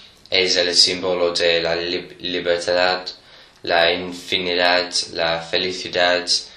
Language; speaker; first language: Spanish; non-native, learner; English